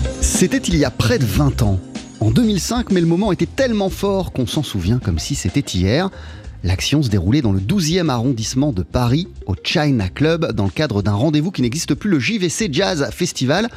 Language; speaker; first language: French; native; French